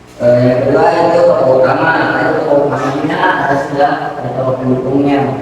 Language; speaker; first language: Indonesian; native; Indonesian